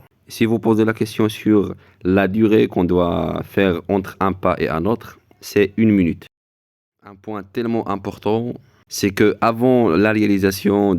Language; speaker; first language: French; non-native, local second language; Arabic